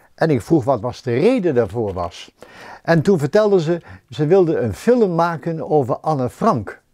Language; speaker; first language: Dutch; native; Dutch